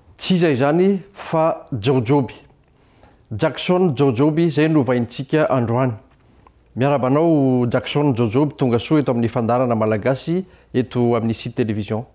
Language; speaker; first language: Malagasy; native; Malagasy